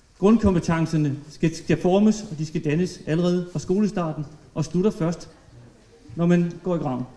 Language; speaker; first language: Danish; native; Danish